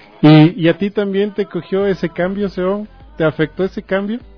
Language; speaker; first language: Spanish; native; Spanish